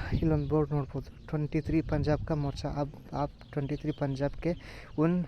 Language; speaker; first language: Hindi; non-native, local second language; Kannada